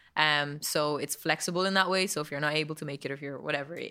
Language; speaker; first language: English; native; English